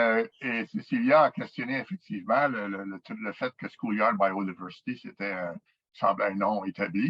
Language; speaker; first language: French; native; French